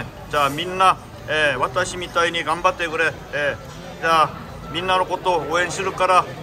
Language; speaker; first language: Japanese; non-native, fluent; Korean